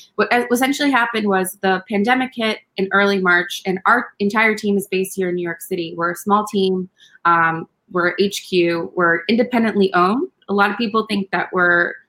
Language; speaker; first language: English; early bilingual, other home language; Spanish